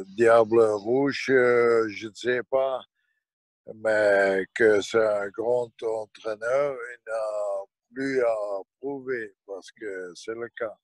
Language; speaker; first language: French; non-native, local second language; Dutch